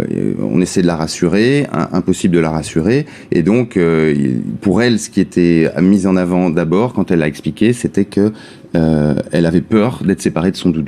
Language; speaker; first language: French; native; French